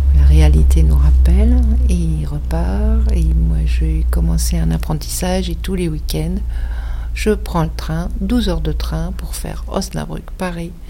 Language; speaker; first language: French; non-native, fluent; German